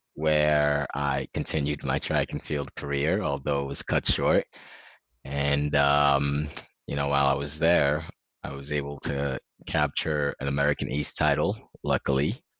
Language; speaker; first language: English; early bilingual, other home language; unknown